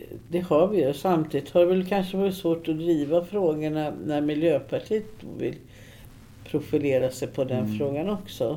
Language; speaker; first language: Swedish; native; Swedish